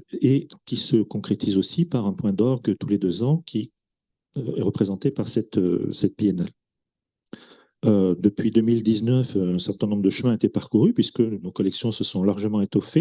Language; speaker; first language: French; native; French